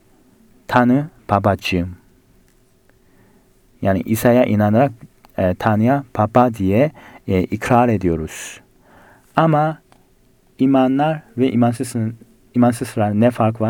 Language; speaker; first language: Turkish; non-native, fluent; Korean